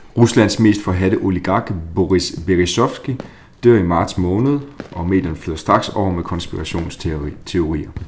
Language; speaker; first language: Danish; native; Danish